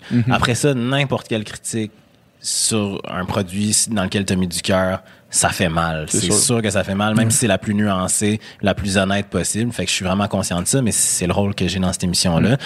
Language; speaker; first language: French; native; French